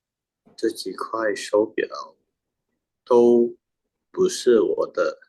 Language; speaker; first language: Chinese; non-native, learner; Indonesian